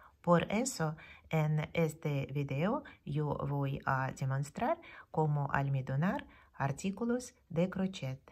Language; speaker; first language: Spanish; non-native, fluent; Russian